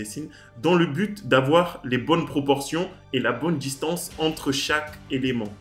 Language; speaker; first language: French; native; French